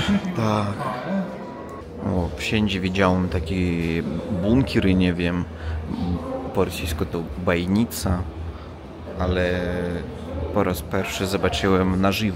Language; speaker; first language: Polish; non-native, learner; Russian